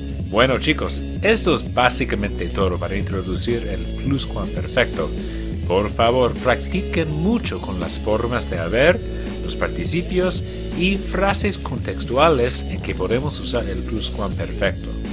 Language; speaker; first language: Spanish; non-native, fluent; English